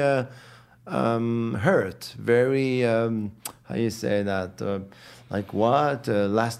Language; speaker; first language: English; non-native, fluent; Arabic